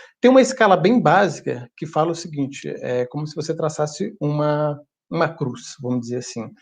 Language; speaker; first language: Portuguese; early bilingual, other home language; German